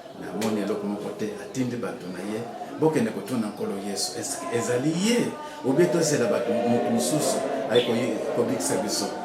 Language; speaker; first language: Lingala; non-native, local second language; Kongo